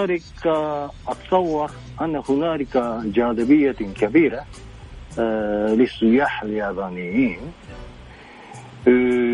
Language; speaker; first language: Arabic; non-native, fluent; Japanese